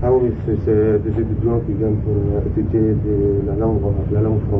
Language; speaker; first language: French; non-native, learner; Arabic